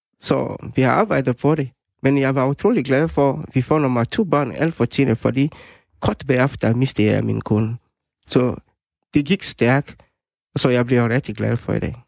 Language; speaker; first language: Danish; non-native, fluent; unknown